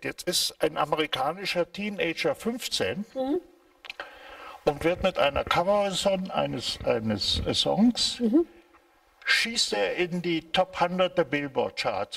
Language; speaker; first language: German; native; German